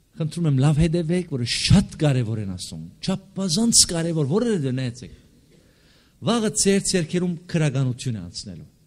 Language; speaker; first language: Armenian; native; Armenian